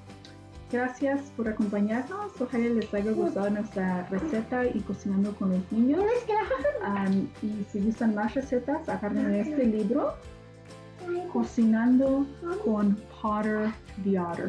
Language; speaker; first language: Spanish; early bilingual, other home language; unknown